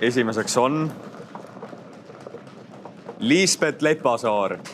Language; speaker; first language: Estonian; native; Estonian